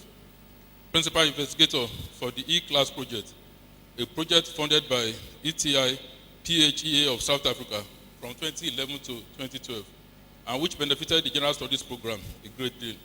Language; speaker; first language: English; non-native, local second language; Yoruba